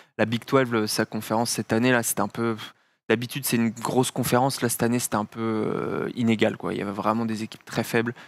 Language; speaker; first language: French; native; French